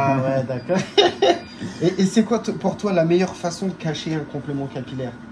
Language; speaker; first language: French; native; French